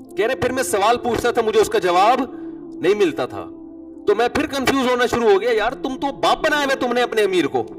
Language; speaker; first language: Urdu; native; Urdu